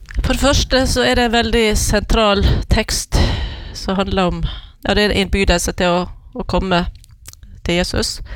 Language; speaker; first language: Norwegian; native; Norwegian